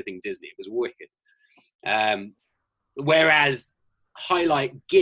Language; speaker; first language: English; native; English